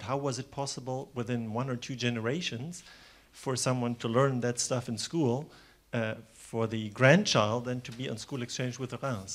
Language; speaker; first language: English; non-native, fluent; German